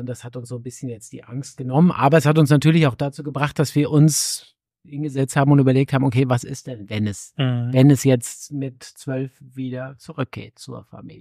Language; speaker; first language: German; native; German